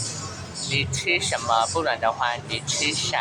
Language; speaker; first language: Chinese; non-native, fluent; Burmese